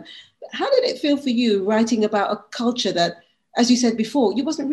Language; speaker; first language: English; native; English